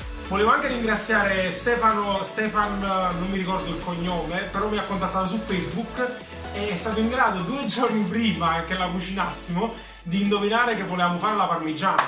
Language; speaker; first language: Italian; native; Italian